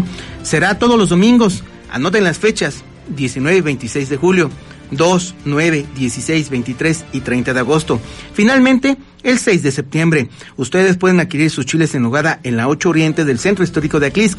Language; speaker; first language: Spanish; native; Spanish